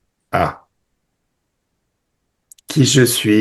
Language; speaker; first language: French; native; French